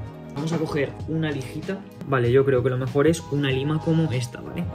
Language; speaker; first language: Spanish; native; Spanish